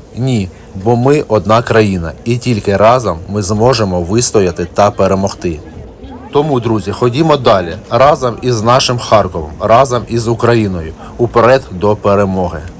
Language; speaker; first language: Ukrainian; non-native, local second language; Russian